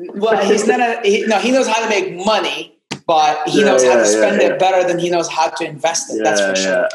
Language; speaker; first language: English; non-native, fluent; Arabic